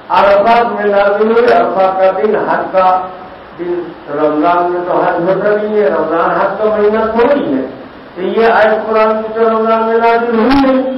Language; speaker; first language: Urdu; native; Urdu